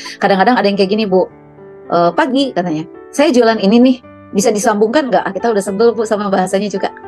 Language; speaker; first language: Indonesian; native; Indonesian